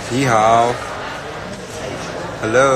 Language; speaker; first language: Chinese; non-native, local second language; Cantonese